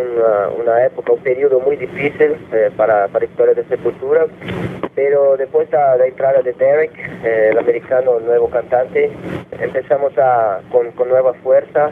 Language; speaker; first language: Spanish; non-native, fluent; Portuguese